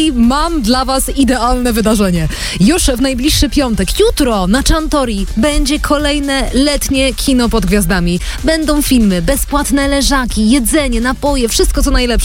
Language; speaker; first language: Polish; native; Polish